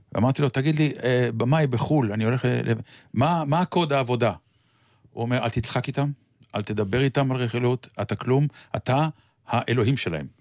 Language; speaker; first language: Hebrew; native; Hebrew